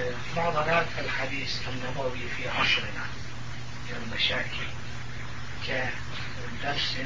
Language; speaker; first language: Arabic; non-native, fluent; Turkish